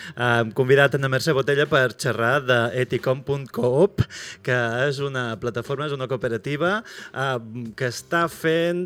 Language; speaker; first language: Catalan; native; Catalan